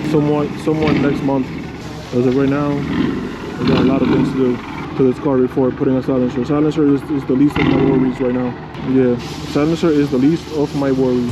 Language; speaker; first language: English; early bilingual, other home language; Spanish